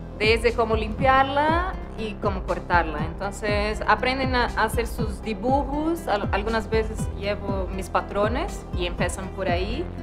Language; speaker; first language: Spanish; non-native, fluent; Portuguese